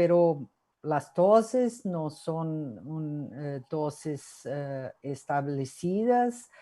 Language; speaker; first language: Spanish; non-native, fluent; Portuguese